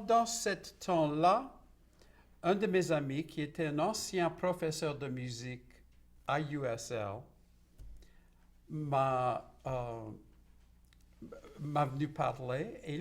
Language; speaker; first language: French; non-native, local second language; English